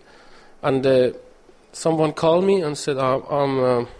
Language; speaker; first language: English; non-native, learner; Persian